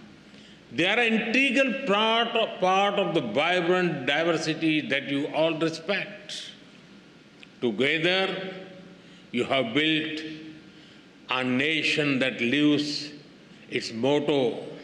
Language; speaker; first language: English; non-native, local second language; Hindi